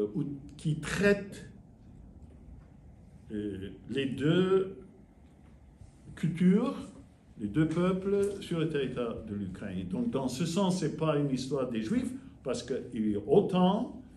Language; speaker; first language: French; non-native, fluent; English